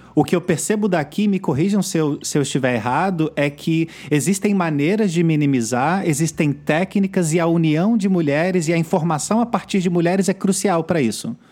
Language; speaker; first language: Portuguese; native; Portuguese